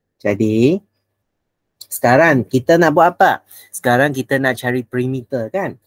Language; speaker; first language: Malay; non-native, local second language; Chinese